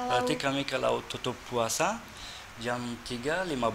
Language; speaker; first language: Indonesian; non-native, fluent; Persian